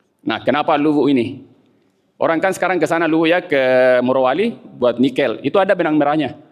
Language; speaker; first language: Indonesian; non-native, local second language; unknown